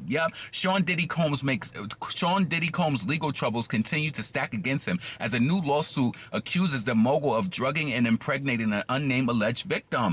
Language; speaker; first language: English; native; English